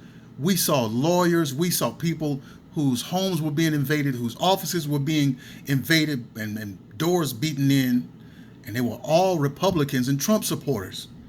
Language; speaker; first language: English; native; English